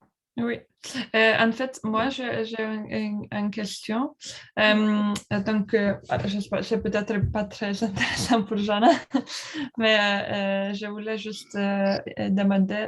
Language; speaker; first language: French; non-native, learner; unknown